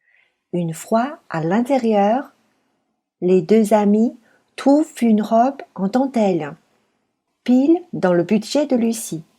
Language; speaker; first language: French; non-native, fluent; Chinese